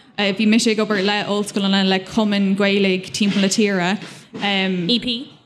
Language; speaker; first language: Irish; non-native, local second language; English